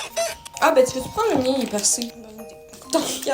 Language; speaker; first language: French; native; French